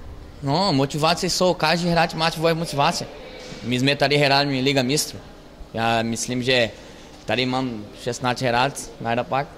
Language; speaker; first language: Czech; non-native, learner; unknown